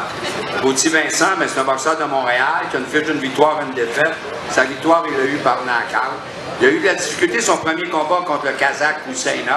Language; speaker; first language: French; native; French